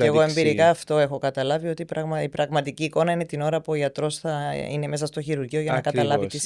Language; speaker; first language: Greek; native; Greek